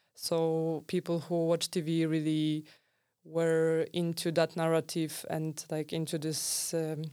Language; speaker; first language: English; non-native, fluent; Polish